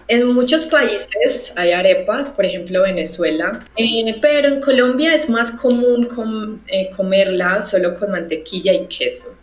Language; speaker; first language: Spanish; native; Spanish